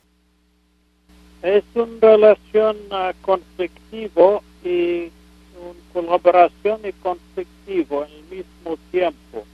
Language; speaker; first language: Spanish; non-native, fluent; English